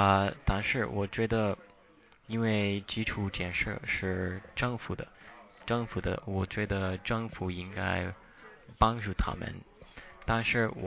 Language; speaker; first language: Chinese; non-native, fluent; English